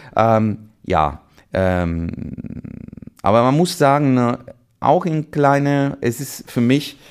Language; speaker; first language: German; non-native, fluent; Italian